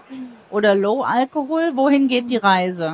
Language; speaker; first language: German; native; German